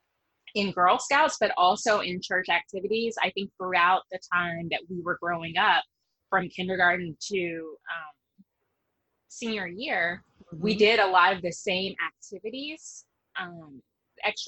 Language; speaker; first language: English; native; English